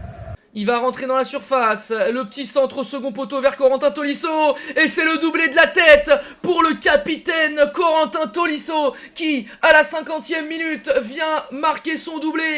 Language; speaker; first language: French; native; French